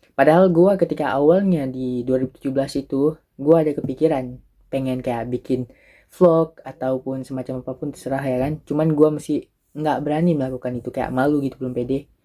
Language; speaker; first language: Indonesian; early bilingual, other home language; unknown